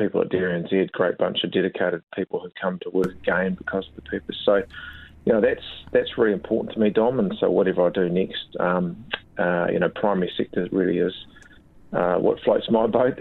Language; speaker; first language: English; native; English